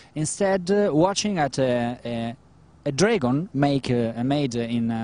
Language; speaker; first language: English; non-native, fluent; Italian